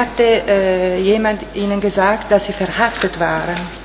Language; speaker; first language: German; non-native, fluent; Italian